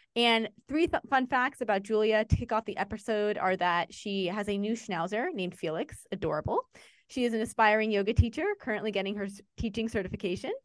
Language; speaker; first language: English; native; English